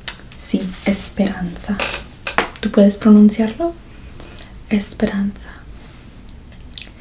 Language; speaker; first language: Spanish; early bilingual, heritage; Spanish